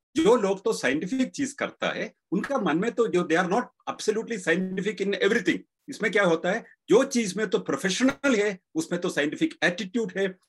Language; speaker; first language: Hindi; non-native, local second language; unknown